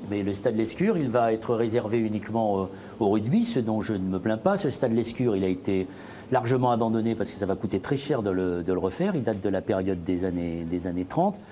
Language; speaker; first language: French; native; French